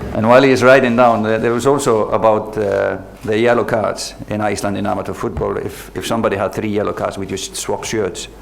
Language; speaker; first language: English; non-native, fluent; Icelandic